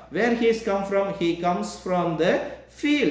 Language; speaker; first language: English; non-native, local second language; Tamil